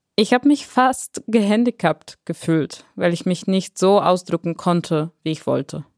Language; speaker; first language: German; non-native, fluent; Bulgarian